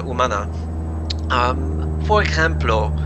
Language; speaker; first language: Spanish; non-native, learner; English